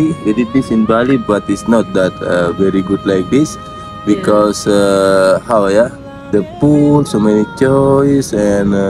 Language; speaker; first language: English; non-native, learner; Indonesian